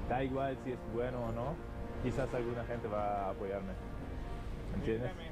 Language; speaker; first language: Spanish; non-native, learner; German